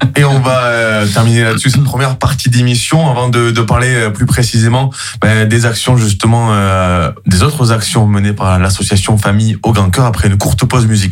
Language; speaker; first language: French; native; French